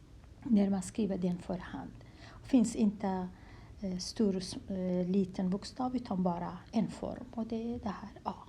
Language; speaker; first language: Swedish; non-native, fluent; Kurdish